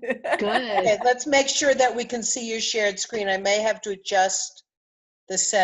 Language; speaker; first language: English; native; English